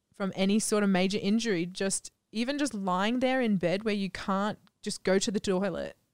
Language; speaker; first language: English; native; English